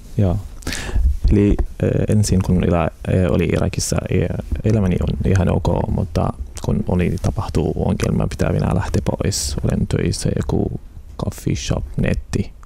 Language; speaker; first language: Finnish; non-native, learner; Arabic